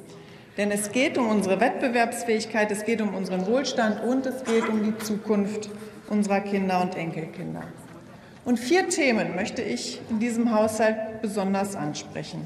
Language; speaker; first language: German; native; German